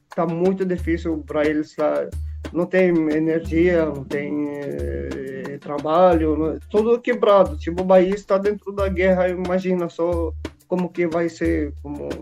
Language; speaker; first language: Portuguese; non-native, learner; Arabic